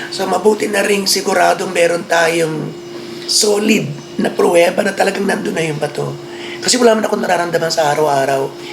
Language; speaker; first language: Filipino; native; Filipino